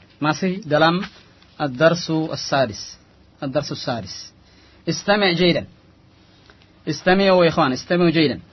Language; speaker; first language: Arabic; non-native, fluent; Indonesian